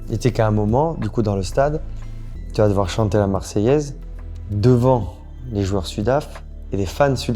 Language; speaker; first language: French; native; French